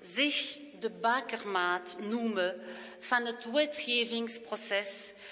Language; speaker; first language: Dutch; non-native, local second language; French